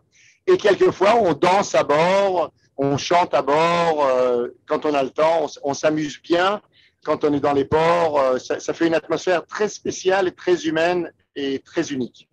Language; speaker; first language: French; non-native, fluent; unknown